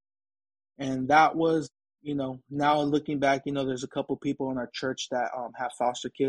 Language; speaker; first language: English; native; English